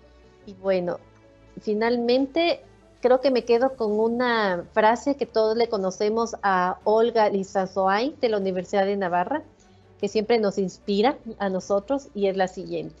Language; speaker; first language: Spanish; native; Spanish